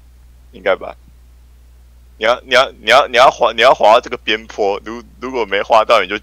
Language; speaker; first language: Chinese; native; Chinese